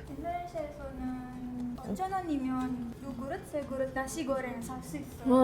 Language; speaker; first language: Korean; non-native, fluent; Indonesian